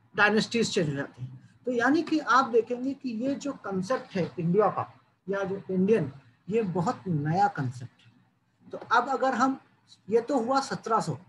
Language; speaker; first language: Hindi; native; Hindi